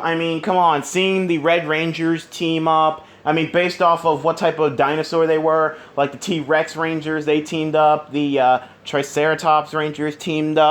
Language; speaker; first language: English; native; English